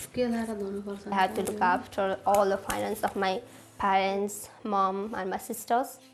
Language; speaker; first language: English; non-native, local second language; Nepali